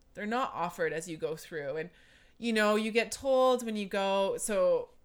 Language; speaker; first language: English; native; English